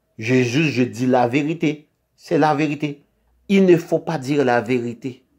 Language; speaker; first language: French; non-native, local second language; Haitian Creole